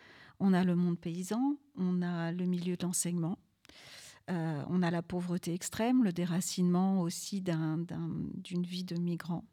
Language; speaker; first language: French; native; French